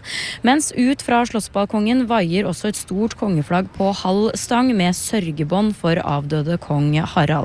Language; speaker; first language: Norwegian; native; Norwegian